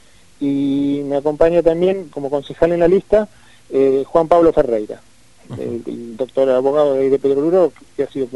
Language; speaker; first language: Spanish; native; Spanish